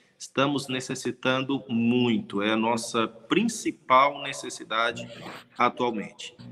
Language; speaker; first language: Portuguese; native; Portuguese